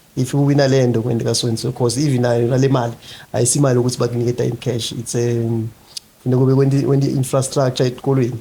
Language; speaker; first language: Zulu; non-native, local second language; Swati